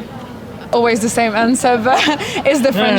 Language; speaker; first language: English; non-native, fluent; French